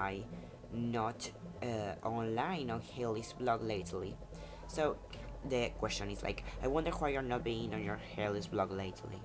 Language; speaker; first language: English; non-native, fluent; Spanish